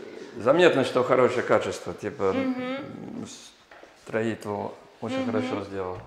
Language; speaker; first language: Russian; non-native, learner; English